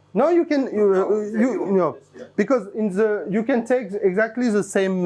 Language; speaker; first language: English; non-native, fluent; French